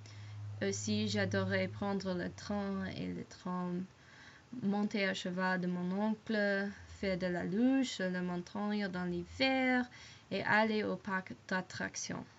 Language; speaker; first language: French; non-native, learner; English